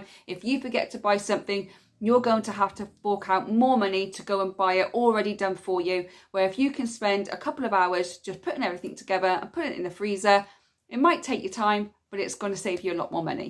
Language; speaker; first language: English; native; English